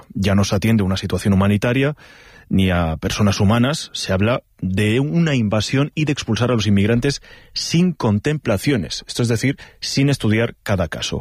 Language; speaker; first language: Spanish; native; Spanish